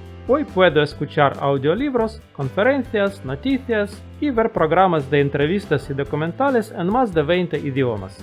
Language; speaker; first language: Spanish; non-native, fluent; Russian